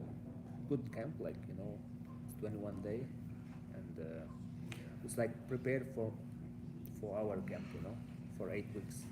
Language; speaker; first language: English; non-native, learner; Russian